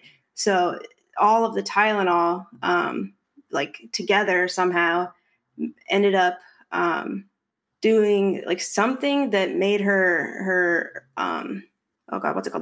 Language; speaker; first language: English; native; English